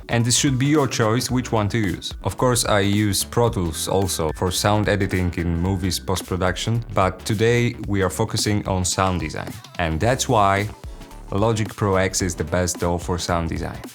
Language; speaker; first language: English; non-native, fluent; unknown